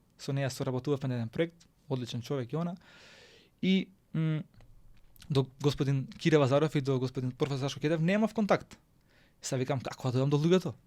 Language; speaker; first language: Macedonian; native; Macedonian